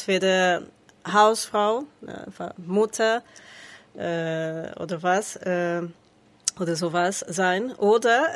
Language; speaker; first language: German; non-native, learner; Spanish